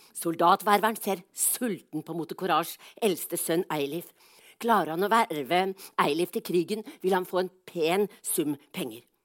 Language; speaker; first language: Norwegian; native; Norwegian